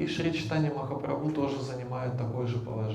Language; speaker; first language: Russian; native; Russian